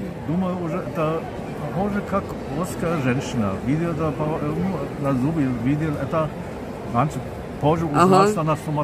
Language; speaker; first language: Russian; non-native, learner; German